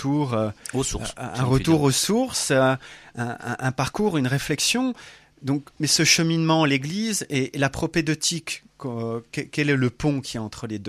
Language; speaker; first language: French; native; French